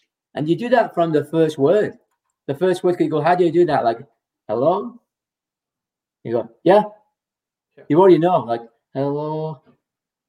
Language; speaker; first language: English; native; English